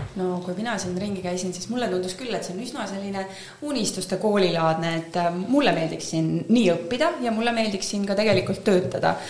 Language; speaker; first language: Estonian; native; Estonian